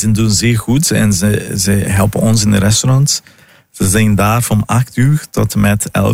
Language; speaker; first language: Dutch; non-native, learner; Portuguese